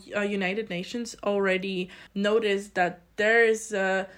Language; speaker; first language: English; non-native, fluent; Polish